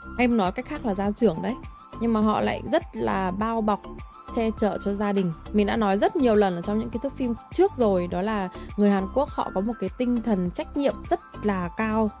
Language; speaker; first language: Vietnamese; native; Vietnamese